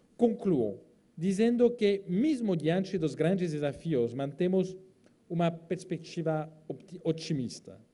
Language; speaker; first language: Portuguese; non-native, fluent; French